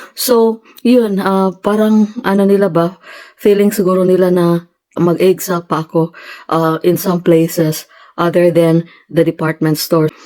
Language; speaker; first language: Filipino; non-native, local second language; Cebuano